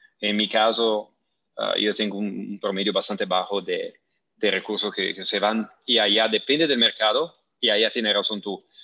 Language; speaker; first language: Spanish; non-native, fluent; Italian